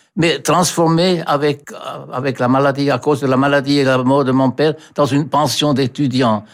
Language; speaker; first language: French; non-native, fluent; German